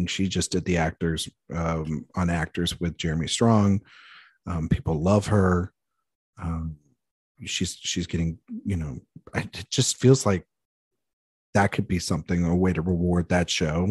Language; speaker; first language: English; native; English